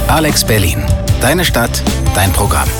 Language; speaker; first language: German; non-native, fluent; Italian